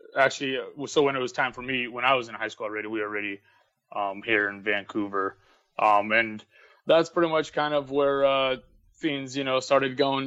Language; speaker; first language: English; early bilingual, other home language; Russian